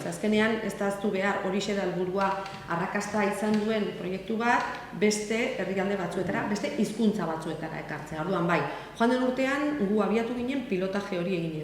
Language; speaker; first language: Basque; native; Basque